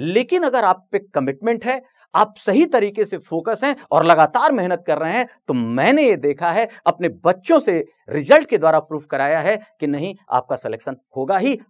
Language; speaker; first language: Hindi; native; Hindi